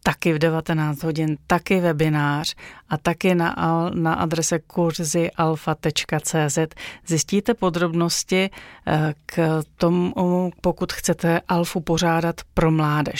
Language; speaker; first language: Czech; native; Czech